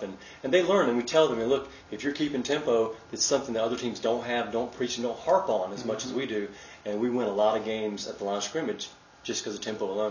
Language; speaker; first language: English; native; English